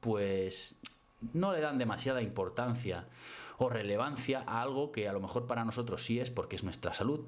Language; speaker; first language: Spanish; native; Spanish